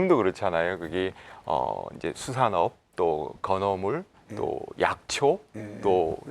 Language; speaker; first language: Korean; native; Korean